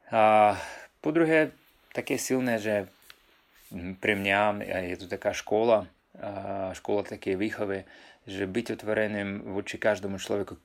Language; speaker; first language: Slovak; non-native, fluent; Russian